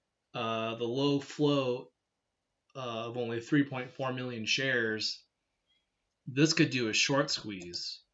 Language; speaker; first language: English; native; English